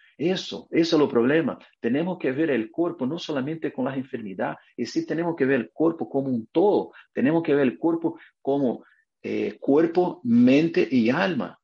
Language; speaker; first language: Spanish; non-native, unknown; Portuguese